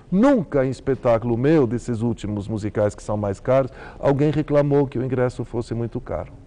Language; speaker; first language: Portuguese; early bilingual, heritage; Arabic